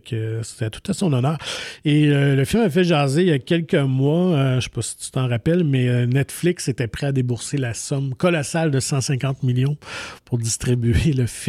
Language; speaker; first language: French; native; French